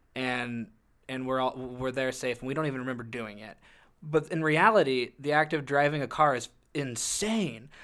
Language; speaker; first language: English; native; English